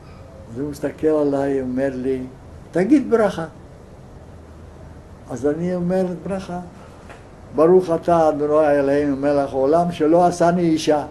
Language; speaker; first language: Hebrew; non-native, fluent; Yiddish